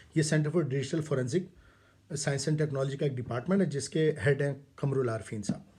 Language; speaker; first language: Urdu; native; Urdu